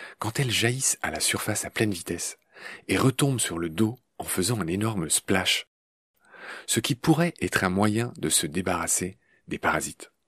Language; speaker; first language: French; native; French